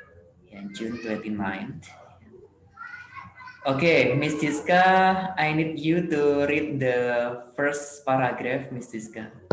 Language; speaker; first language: English; non-native, fluent; Indonesian